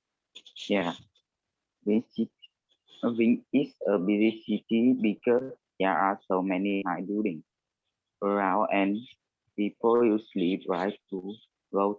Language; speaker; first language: English; non-native, learner; Vietnamese